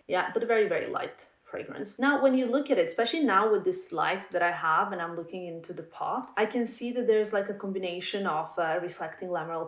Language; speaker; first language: English; non-native, fluent; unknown